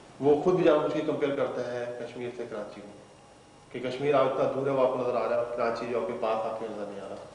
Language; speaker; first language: Urdu; native; Urdu